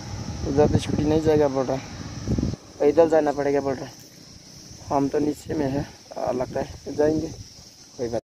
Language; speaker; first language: Hindi; non-native, learner; Nepali